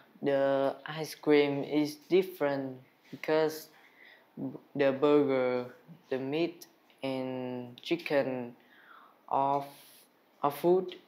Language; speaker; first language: English; non-native, learner; Vietnamese